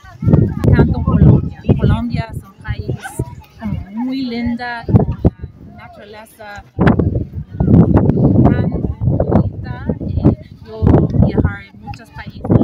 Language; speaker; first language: Spanish; non-native, learner; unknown